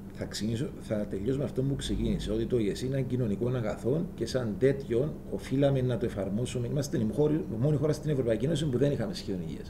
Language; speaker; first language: Greek; native; Greek